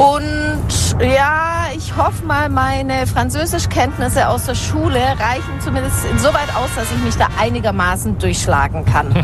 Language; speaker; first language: German; native; German